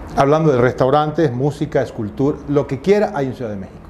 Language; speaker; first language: Spanish; native; Spanish